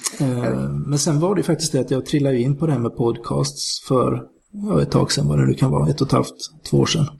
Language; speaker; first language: Swedish; native; Swedish